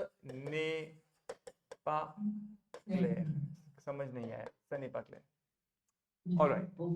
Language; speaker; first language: French; non-native, fluent; Hindi